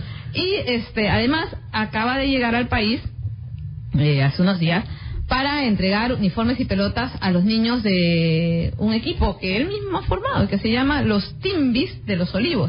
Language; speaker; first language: Spanish; native; Spanish